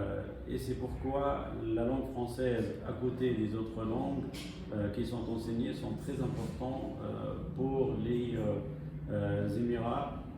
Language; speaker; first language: French; non-native, fluent; Arabic